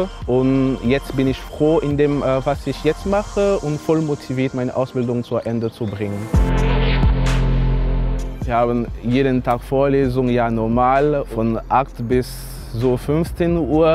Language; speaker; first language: German; non-native, fluent; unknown